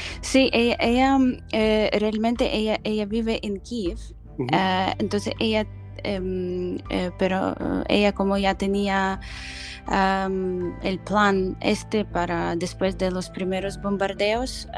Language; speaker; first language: Spanish; non-native, fluent; Ukrainian